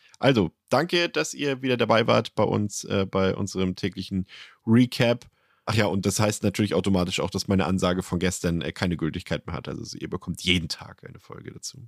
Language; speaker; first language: German; native; German